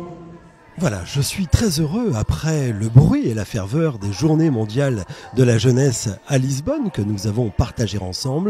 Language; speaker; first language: French; native; French